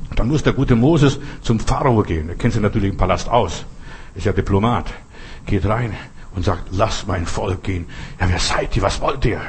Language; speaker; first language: German; non-native, fluent; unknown